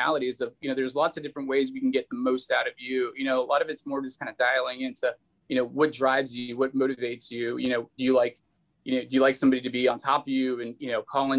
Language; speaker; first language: English; native; English